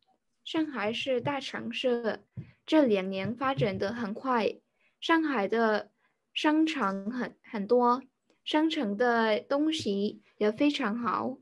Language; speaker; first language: Chinese; non-native, learner; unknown